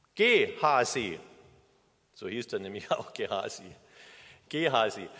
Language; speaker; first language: German; native; German